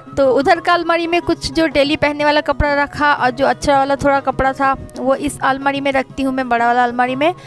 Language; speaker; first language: Hindi; non-native, local second language; Bangla